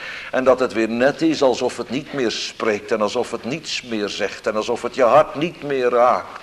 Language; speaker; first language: Dutch; native; Dutch